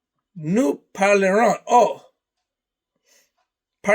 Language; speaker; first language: French; non-native, learner; English